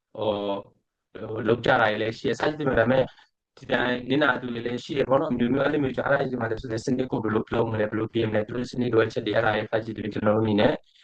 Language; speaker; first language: Burmese; native; Burmese